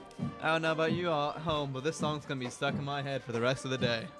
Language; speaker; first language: English; native; English